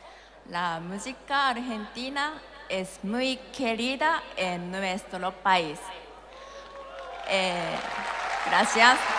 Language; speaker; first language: Spanish; non-native, fluent; Japanese